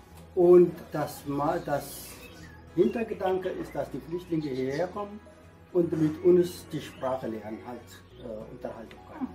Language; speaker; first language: German; non-native, learner; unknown